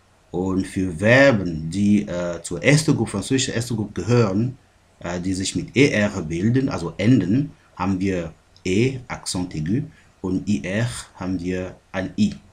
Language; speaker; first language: German; non-native, fluent; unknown